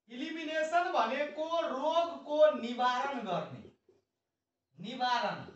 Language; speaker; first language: Nepali; non-native, local second language; Maithili